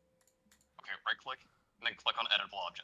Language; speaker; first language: English; native; English